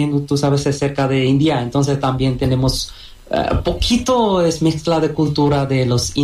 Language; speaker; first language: Spanish; non-native, fluent; Bangla